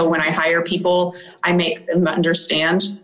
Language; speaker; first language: English; native; English